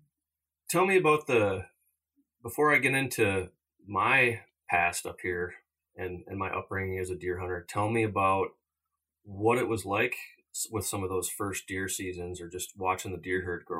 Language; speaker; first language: English; native; English